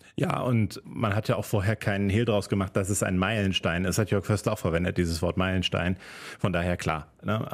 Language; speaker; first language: German; native; German